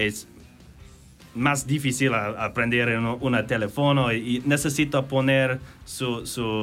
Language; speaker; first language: Spanish; non-native, learner; English